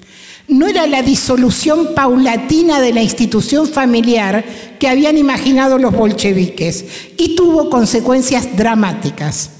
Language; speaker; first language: Spanish; native; Spanish